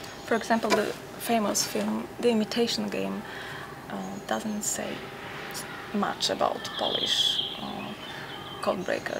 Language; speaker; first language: English; non-native, fluent; Polish